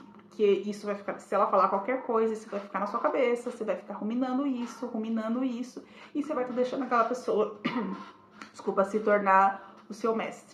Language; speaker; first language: Portuguese; native; Portuguese